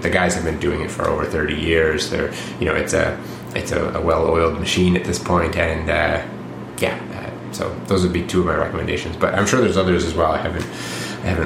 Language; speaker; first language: English; native; English